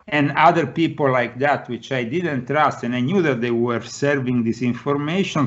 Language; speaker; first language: English; non-native, fluent; Italian